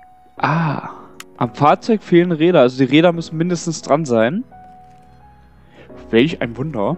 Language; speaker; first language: German; native; German